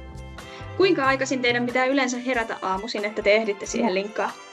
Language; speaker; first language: Finnish; native; Finnish